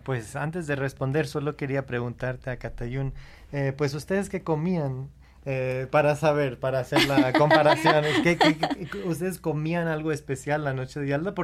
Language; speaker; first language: Spanish; non-native, fluent; English